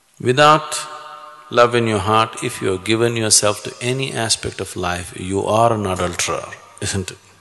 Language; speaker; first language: English; non-native, local second language; Kannada